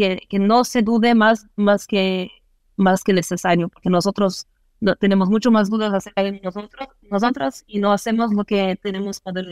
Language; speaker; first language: Spanish; non-native, fluent; Portuguese